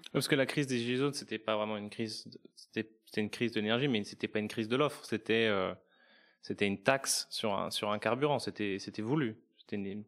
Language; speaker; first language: French; native; French